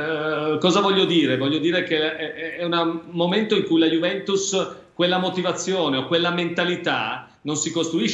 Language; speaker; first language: Italian; native; Italian